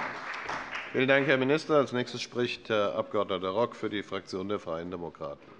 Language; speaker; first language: German; native; German